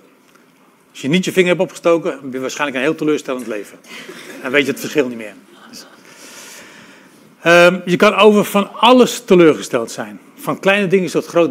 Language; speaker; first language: Dutch; native; Dutch